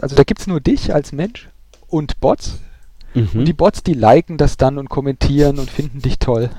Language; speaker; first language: German; native; German